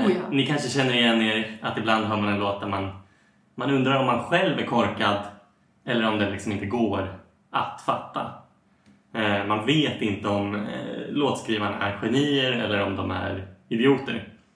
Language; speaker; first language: Swedish; native; Swedish